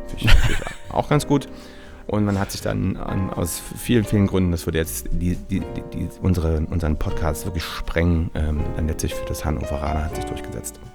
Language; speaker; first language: German; native; German